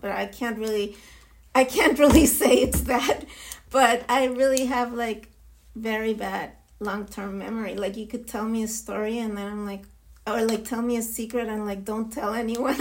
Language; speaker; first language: English; non-native, fluent; Spanish